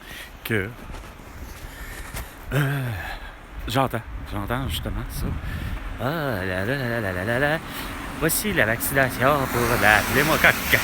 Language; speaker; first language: French; native; French